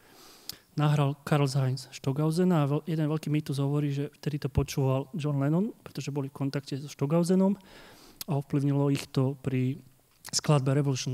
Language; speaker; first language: Slovak; native; Slovak